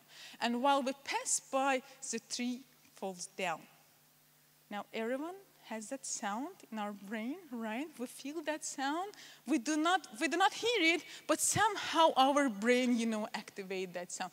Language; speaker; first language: English; non-native, fluent; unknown